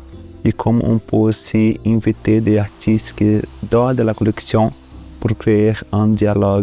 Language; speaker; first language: French; non-native, fluent; Portuguese